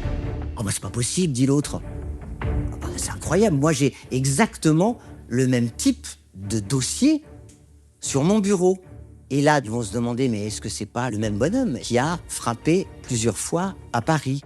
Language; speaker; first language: French; native; French